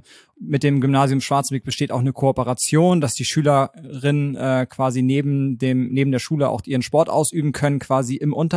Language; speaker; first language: German; native; German